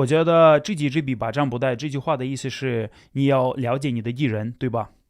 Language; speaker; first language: Chinese; non-native, fluent; Russian